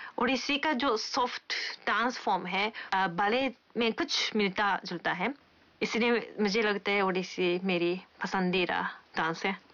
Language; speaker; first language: Hindi; non-native, fluent; Japanese